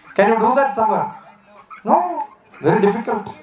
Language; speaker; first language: English; non-native, local second language; Malayalam